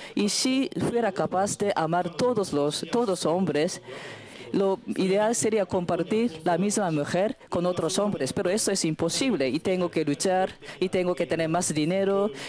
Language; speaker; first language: Spanish; non-native, fluent; Japanese